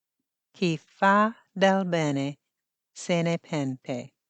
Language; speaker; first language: Italian; non-native, fluent; English